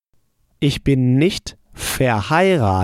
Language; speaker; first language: German; non-native, fluent; English